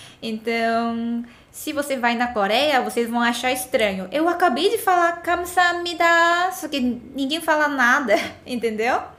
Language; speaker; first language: Portuguese; non-native, fluent; Korean